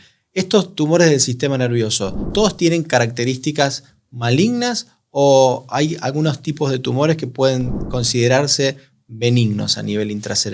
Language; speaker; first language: Spanish; native; Spanish